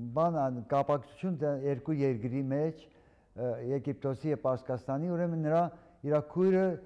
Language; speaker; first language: Armenian; early bilingual, heritage; Armenian